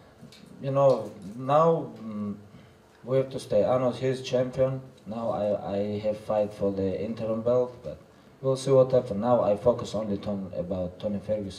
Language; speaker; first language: English; non-native, learner; Russian